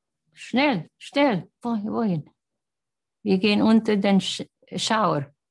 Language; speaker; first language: German; non-native, learner; Hungarian